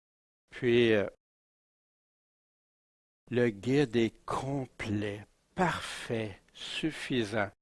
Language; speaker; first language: French; native; French